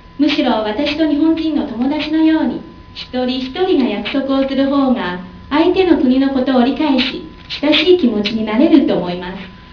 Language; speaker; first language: Japanese; non-native, fluent; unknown